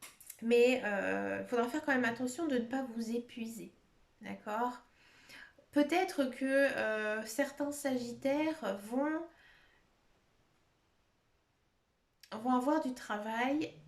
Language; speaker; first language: French; native; French